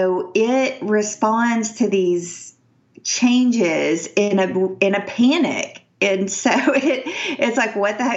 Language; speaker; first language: English; native; English